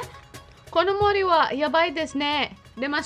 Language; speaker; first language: Japanese; non-native, learner; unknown